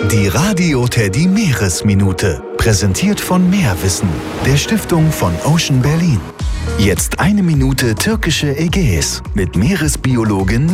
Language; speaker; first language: German; native; German